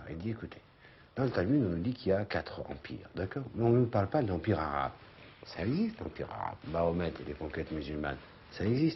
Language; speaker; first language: French; native; French